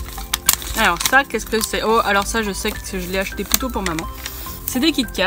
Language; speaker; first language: French; native; French